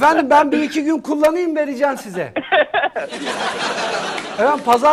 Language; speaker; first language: Turkish; native; Turkish